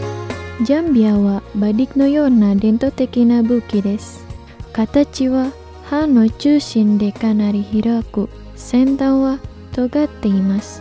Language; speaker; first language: Japanese; non-native, fluent; Indonesian